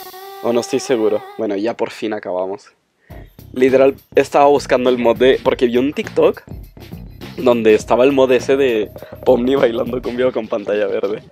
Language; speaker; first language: Spanish; native; Spanish